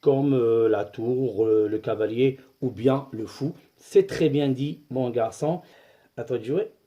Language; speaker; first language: French; non-native, local second language; Arabic